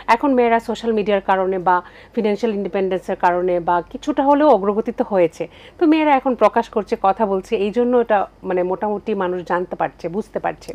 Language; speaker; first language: Bangla; native; Bangla